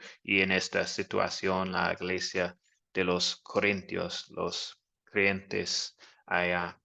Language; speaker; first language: Spanish; non-native, fluent; English